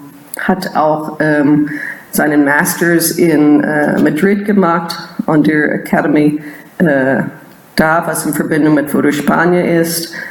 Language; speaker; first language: German; non-native, fluent; English